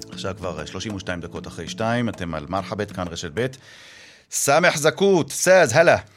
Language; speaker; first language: Hebrew; native; Hebrew